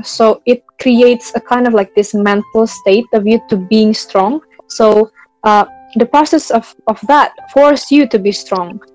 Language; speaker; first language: English; non-native, fluent; Indonesian